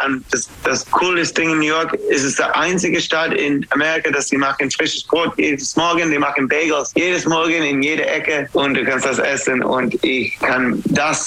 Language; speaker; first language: German; non-native, learner; English